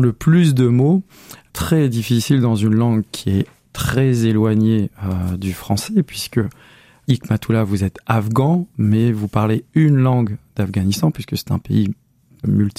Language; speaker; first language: French; native; French